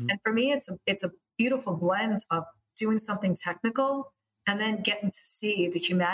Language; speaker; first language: English; early bilingual, other home language; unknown